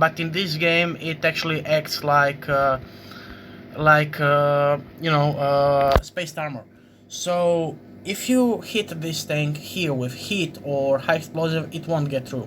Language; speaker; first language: English; non-native, fluent; Croatian